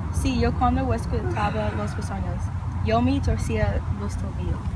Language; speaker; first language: Spanish; non-native, learner; English